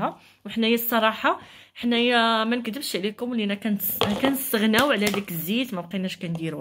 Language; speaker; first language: Arabic; native; Arabic